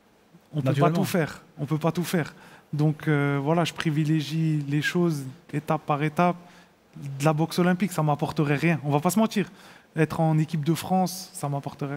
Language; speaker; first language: French; native; French